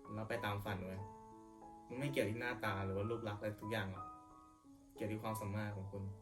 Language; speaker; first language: Thai; early bilingual, other home language; English